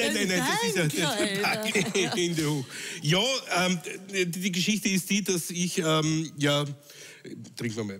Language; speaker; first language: German; native; German